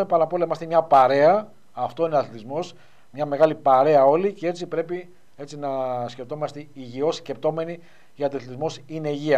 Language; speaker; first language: Greek; native; Greek